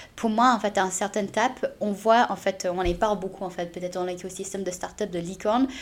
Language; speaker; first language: French; non-native, fluent; English